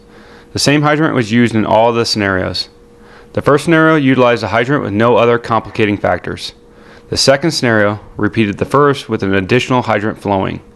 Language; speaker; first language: English; native; English